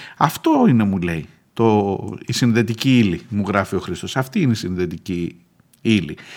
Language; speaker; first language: Greek; native; Greek